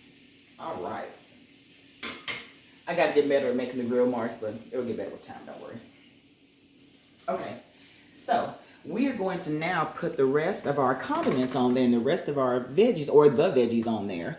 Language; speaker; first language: English; native; English